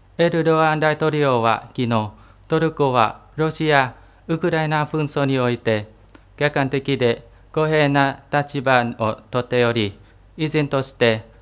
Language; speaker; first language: Japanese; non-native, fluent; Vietnamese